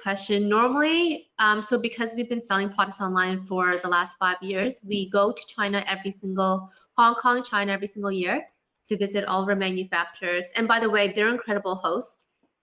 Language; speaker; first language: English; native; English